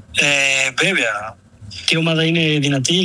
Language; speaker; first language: Greek; non-native, learner; Spanish